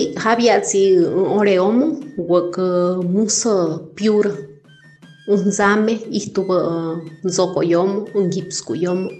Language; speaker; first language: Spanish; non-native, local second language; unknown